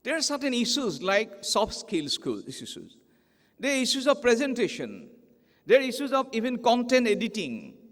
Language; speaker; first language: English; non-native, local second language; Assamese